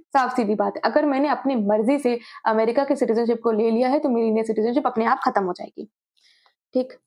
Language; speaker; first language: Hindi; native; Hindi